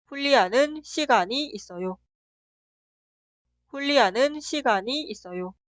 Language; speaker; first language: Korean; non-native, fluent; Spanish